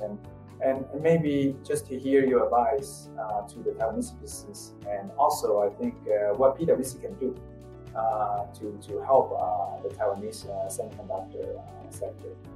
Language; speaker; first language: English; non-native, fluent; Chinese